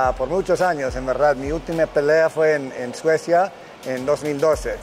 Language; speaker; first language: Spanish; non-native, fluent; English